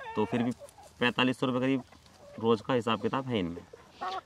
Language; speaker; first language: Hindi; native; Hindi